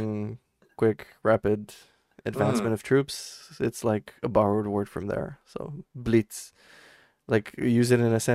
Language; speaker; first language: English; non-native, fluent; Romanian